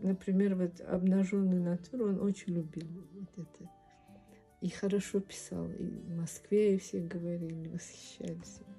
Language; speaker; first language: Russian; non-native, local second language; Tajik